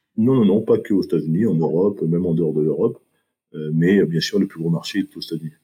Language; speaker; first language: French; early bilingual, other home language; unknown